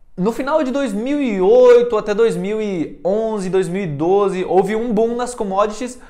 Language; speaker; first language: Portuguese; early bilingual, heritage; Portuguese